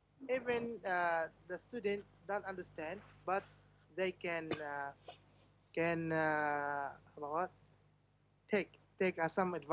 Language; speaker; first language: English; non-native, learner; Malay